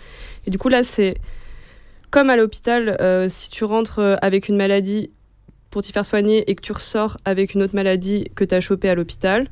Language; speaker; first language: French; native; French